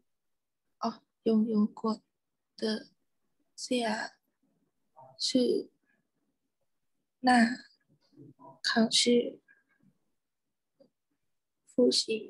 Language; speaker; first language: Chinese; non-native, learner; Thai